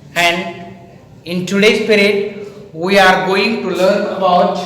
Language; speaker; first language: English; non-native, local second language; Marathi